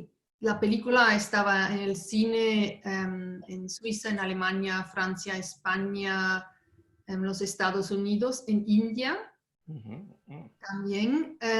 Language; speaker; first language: Spanish; non-native, fluent; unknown